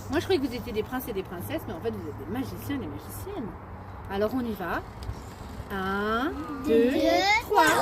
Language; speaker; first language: French; native; French